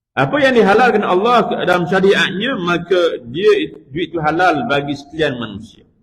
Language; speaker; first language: Malay; native; Malay